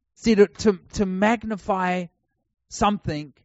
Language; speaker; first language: English; native; English